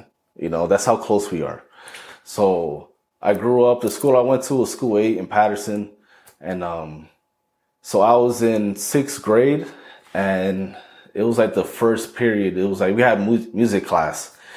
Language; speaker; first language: English; native; English